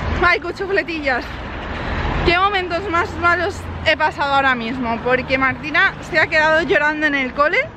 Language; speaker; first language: Spanish; native; Spanish